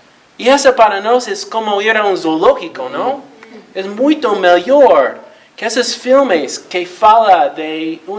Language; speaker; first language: Portuguese; non-native, learner; Spanish